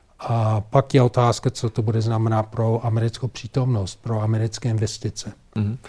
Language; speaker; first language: Czech; non-native, fluent; English